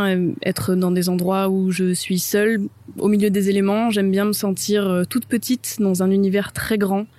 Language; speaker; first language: French; native; French